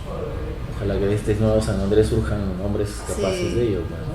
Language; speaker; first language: Spanish; native; Spanish